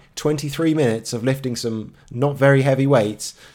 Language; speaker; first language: English; native; English